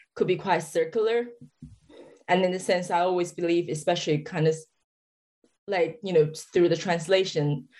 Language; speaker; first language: English; non-native, fluent; Chinese